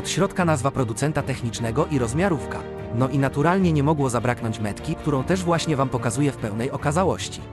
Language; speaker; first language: Polish; native; Polish